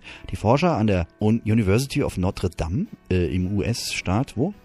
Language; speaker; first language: German; native; German